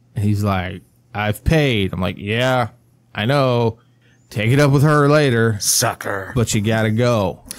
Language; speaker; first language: English; native; English